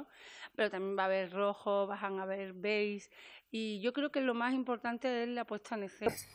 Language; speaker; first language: Spanish; native; Spanish